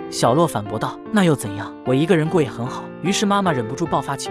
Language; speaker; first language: Chinese; native; Chinese